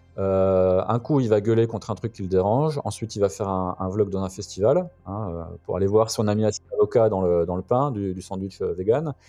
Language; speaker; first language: French; native; French